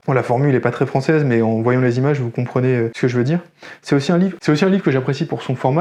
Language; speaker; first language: French; native; French